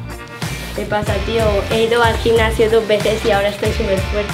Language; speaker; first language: Spanish; native; Spanish